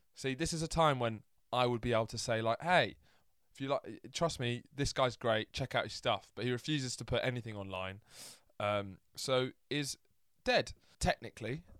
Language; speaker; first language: English; early bilingual, other home language; Italian